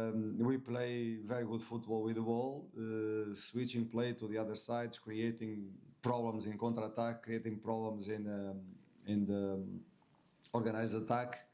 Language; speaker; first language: English; non-native, fluent; Portuguese